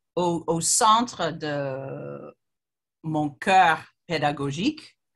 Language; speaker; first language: French; non-native, fluent; English